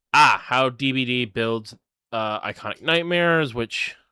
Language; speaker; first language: English; native; English